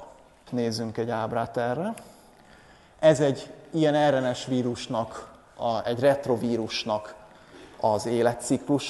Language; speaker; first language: Hungarian; native; Hungarian